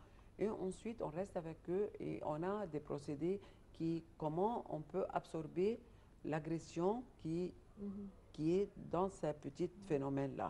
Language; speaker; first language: French; non-native, fluent; Arabic